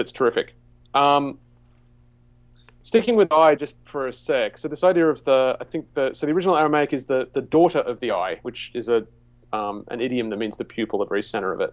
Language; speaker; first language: English; native; English